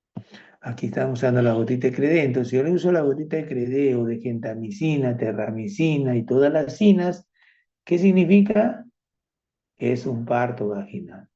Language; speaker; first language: Spanish; native; Spanish